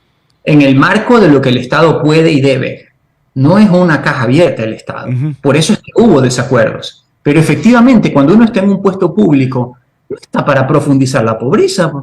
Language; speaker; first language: Spanish; native; Spanish